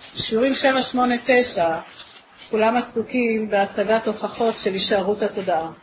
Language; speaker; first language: Hebrew; native; Hebrew